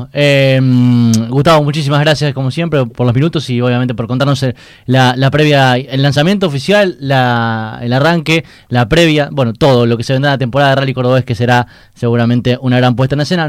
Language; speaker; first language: Spanish; native; Spanish